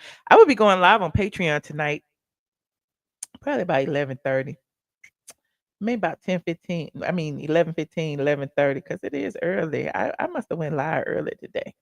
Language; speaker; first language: English; native; English